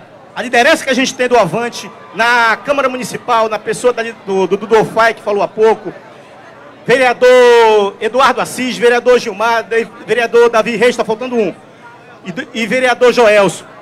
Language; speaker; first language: Portuguese; native; Portuguese